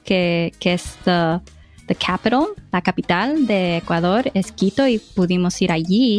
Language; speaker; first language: Spanish; early bilingual, heritage; Spanish